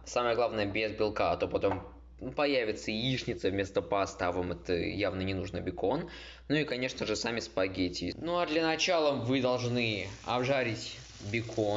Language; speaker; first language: Russian; native; Russian